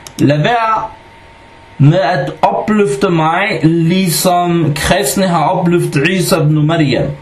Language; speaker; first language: Danish; non-native, fluent; Arabic